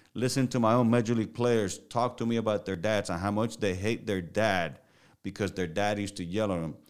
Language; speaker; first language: English; early bilingual, other home language; Spanish